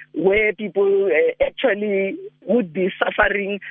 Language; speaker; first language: English; non-native, local second language; Northern Sotho